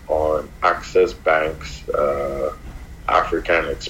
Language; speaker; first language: English; non-native, local second language; Yoruba